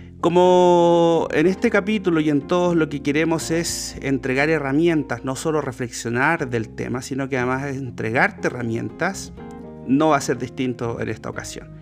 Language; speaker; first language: Spanish; native; Spanish